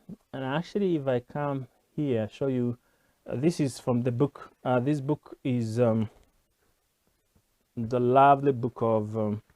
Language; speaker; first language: English; non-native, local second language; Kikuyu